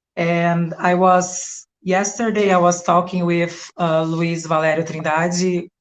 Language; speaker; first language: English; non-native, fluent; Portuguese